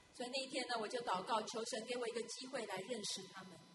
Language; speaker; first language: Chinese; native; Chinese